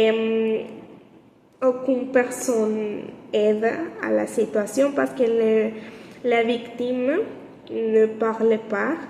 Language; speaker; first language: French; non-native, learner; Spanish